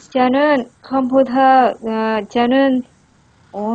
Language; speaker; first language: Korean; non-native, learner; Vietnamese